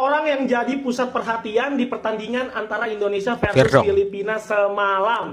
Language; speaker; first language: Indonesian; native; Indonesian